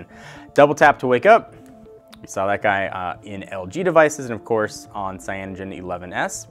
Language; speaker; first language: English; native; English